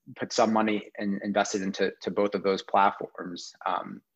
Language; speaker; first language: English; native; English